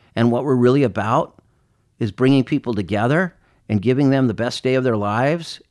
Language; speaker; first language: English; native; English